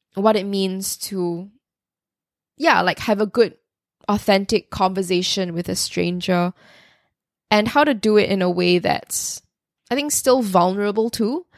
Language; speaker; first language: English; native; English